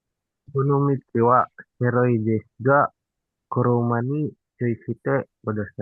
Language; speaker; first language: Japanese; non-native, learner; Filipino